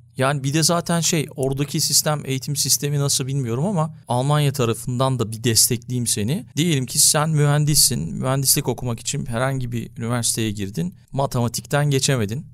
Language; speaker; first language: Turkish; early bilingual, heritage; Turkish